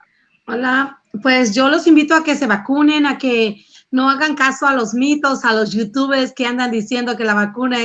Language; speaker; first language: Spanish; native; Spanish